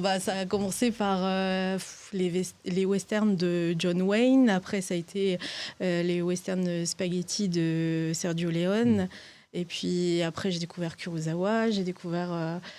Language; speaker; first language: French; early bilingual, other home language; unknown